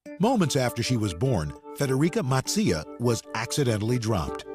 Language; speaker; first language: English; native; English